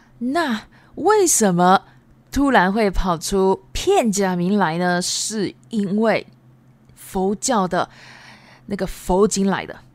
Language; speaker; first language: Chinese; native; Chinese